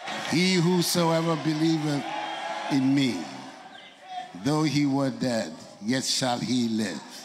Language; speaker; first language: English; non-native, local second language; Akan